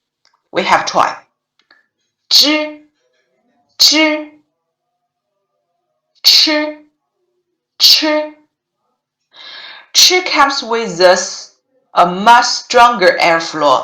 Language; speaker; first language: English; non-native, learner; Chinese